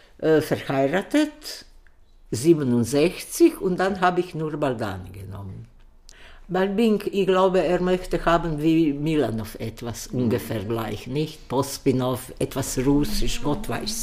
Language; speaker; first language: German; non-native, learner; Croatian